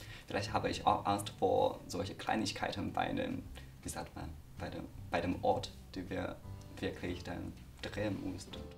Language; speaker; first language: German; non-native, learner; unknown